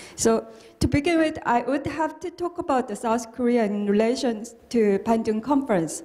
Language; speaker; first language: English; non-native, fluent; Korean